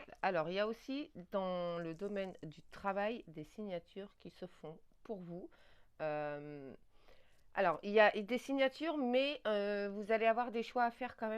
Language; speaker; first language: French; native; French